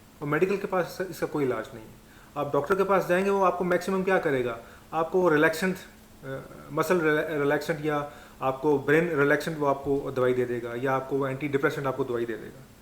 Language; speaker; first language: Urdu; non-native, local second language; Punjabi